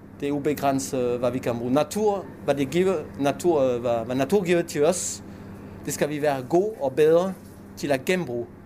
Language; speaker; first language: Danish; non-native, fluent; French